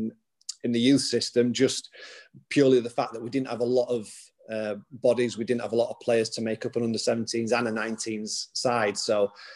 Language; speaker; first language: English; native; English